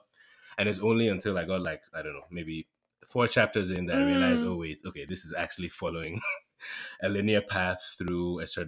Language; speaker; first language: English; non-native, local second language; Yoruba